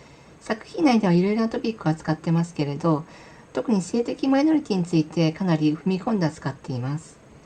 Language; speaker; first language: Japanese; native; Japanese